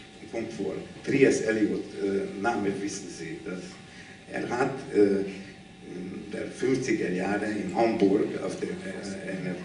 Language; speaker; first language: German; non-native, learner; Hungarian